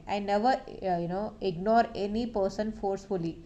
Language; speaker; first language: English; non-native, local second language; Telugu